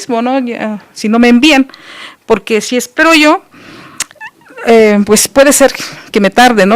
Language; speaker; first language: Spanish; native; Spanish